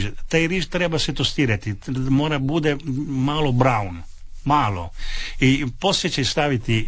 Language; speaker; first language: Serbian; non-native, local second language; Italian